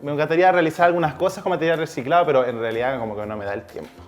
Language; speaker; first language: Spanish; native; Spanish